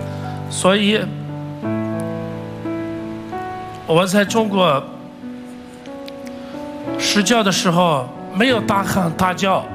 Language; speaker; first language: Chinese; non-native, fluent; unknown